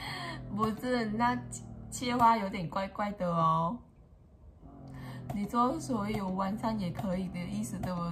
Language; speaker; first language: Chinese; non-native, fluent; Vietnamese